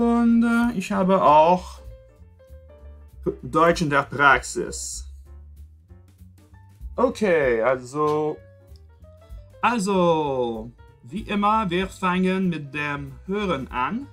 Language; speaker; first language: German; non-native, fluent; French